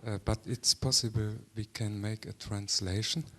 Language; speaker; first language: English; non-native, learner; German